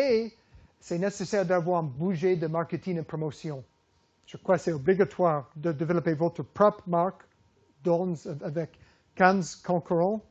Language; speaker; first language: French; non-native, fluent; English